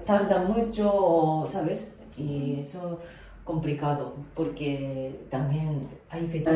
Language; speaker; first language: Spanish; non-native, fluent; Japanese